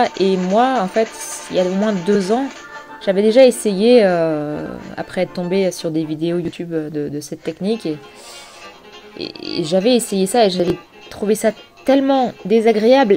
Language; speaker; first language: French; native; French